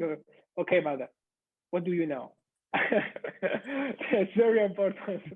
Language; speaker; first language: English; non-native, learner; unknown